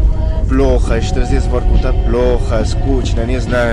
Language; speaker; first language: Russian; non-native, fluent; Spanish